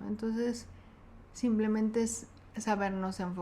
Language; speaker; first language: Spanish; native; Spanish